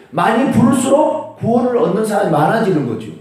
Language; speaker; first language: Korean; native; Korean